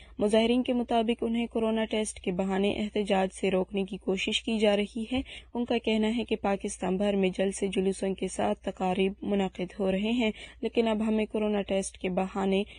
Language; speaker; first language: Urdu; non-native, local second language; Baluchi